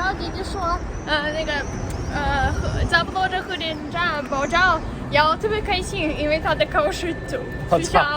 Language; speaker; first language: Chinese; non-native, fluent; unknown